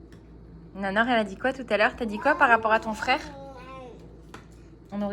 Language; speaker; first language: French; native; French